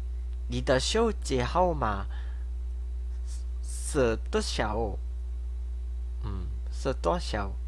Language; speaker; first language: Chinese; non-native, learner; Korean